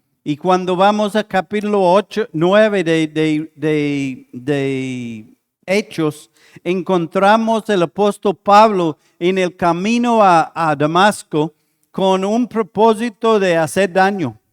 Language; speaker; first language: Spanish; non-native, fluent; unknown